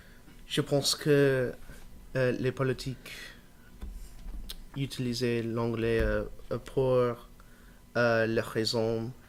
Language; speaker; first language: French; non-native, learner; English